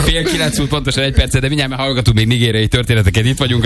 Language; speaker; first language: Hungarian; native; Hungarian